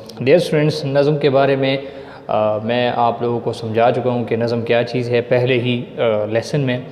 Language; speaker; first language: Urdu; non-native, local second language; Pashto